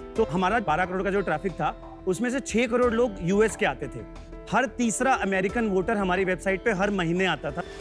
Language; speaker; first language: Hindi; native; Hindi